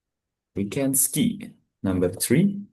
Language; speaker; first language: English; non-native, fluent; Indonesian